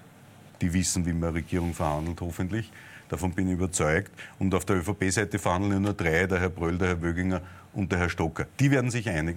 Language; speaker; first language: German; native; German